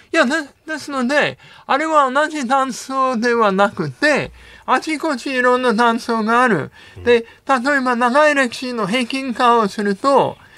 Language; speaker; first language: Japanese; non-native, fluent; English